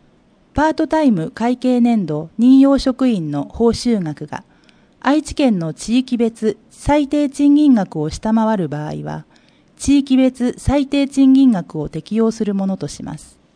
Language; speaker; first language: Japanese; native; Japanese